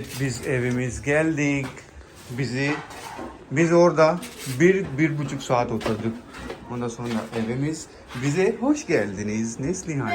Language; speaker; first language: Turkish; non-native, learner; Urdu